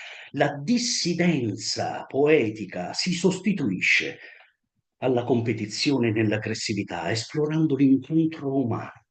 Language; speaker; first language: Italian; native; Italian